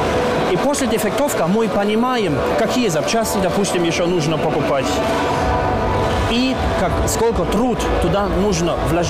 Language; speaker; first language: Russian; non-native, learner; German